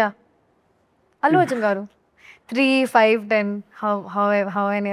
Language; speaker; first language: Telugu; non-native, learner; Hindi